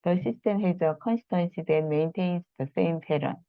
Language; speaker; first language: English; non-native, learner; Korean